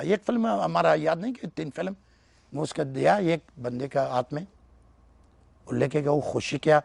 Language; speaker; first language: Hindi; non-native, learner; Persian